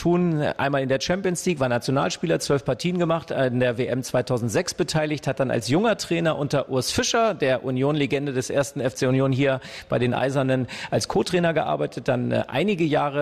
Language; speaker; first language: German; native; German